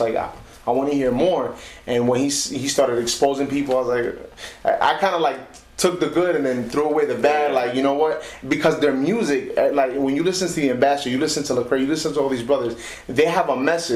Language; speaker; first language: English; early bilingual, other home language; Spanish